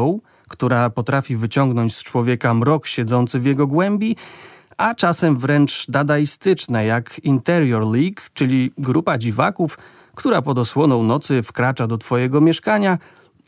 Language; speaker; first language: Polish; native; Polish